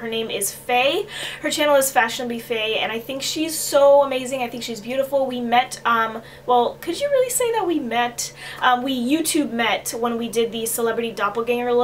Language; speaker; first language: English; native; English